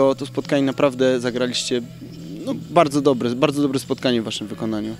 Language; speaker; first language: Polish; native; Polish